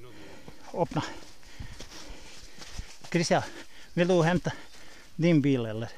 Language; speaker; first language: Swedish; non-native, learner; Bosnian